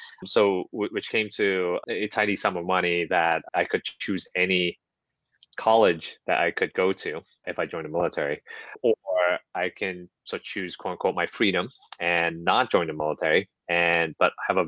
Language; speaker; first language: English; non-native, local second language; Cantonese